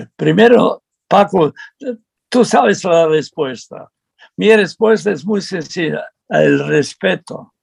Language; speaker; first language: Spanish; non-native, fluent; Serbian